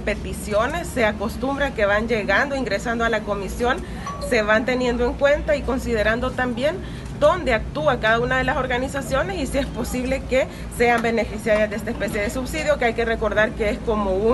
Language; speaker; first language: Spanish; native; Spanish